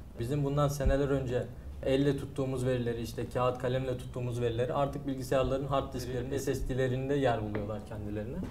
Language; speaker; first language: Turkish; native; Turkish